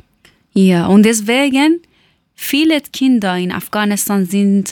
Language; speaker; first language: German; non-native, learner; Persian